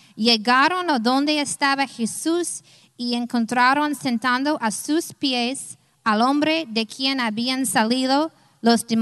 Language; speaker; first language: Spanish; non-native, fluent; English